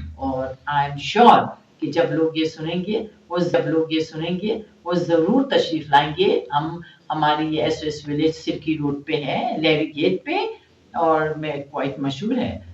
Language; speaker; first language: Urdu; non-native, local second language; Baluchi